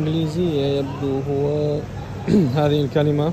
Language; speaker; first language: Arabic; non-native, fluent; Russian